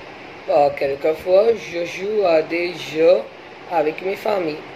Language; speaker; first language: French; non-native, learner; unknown